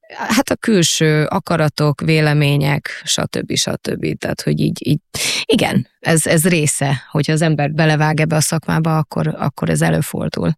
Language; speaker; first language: Hungarian; early bilingual, heritage; Hungarian